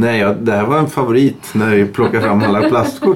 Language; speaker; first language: Swedish; native; Swedish